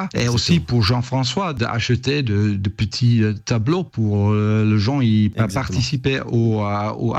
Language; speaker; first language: French; non-native, fluent; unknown